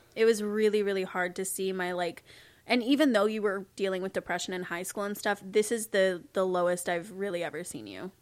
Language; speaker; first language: English; native; English